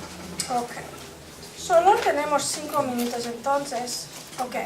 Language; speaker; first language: Spanish; non-native, fluent; English